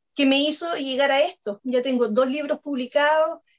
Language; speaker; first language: Spanish; native; Spanish